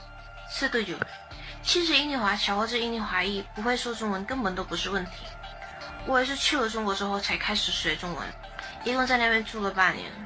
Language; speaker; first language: Chinese; non-native, fluent; Indonesian